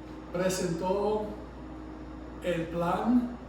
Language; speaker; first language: Spanish; non-native, fluent; English